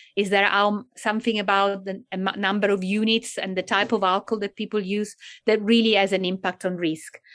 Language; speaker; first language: English; non-native, fluent; Italian